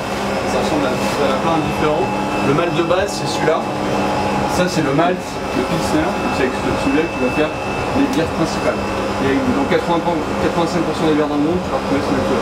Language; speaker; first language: French; native; French